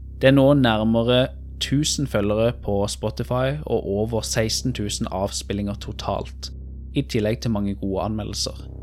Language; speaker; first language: Norwegian; native; Norwegian